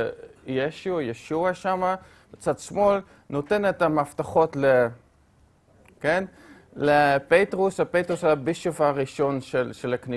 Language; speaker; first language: Hebrew; non-native, fluent; Dutch